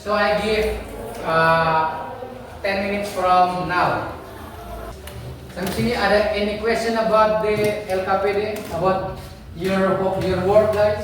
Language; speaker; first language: English; non-native, learner; Indonesian